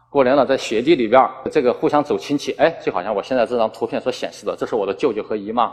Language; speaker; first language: Chinese; native; Chinese